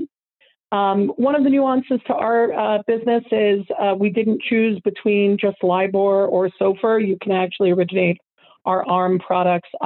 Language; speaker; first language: English; native; English